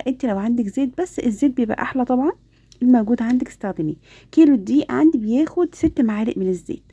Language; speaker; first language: Arabic; native; Arabic